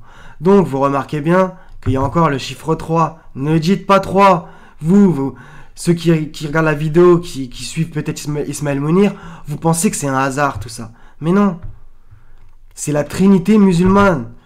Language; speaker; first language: French; native; French